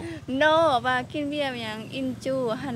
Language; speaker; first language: Korean; non-native, learner; Lao